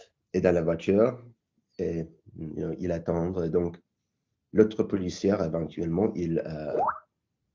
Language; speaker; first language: French; non-native, learner; English